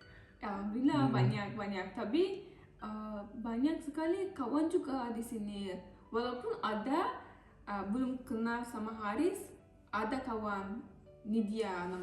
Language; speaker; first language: Indonesian; non-native, learner; Turkish